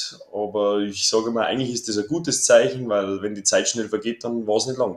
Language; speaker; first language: German; native; German